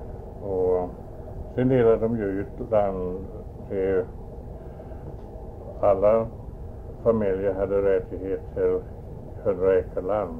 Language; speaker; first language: Swedish; early bilingual, heritage; Swedish